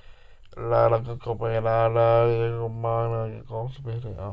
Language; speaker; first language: Finnish; non-native, learner; Swedish